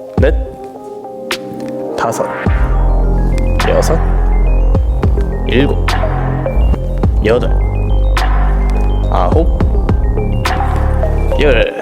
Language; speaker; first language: Korean; native; Korean